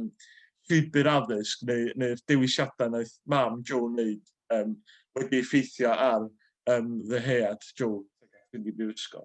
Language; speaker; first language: Welsh; native; Welsh